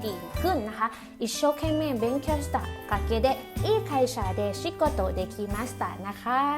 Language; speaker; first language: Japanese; non-native, fluent; Thai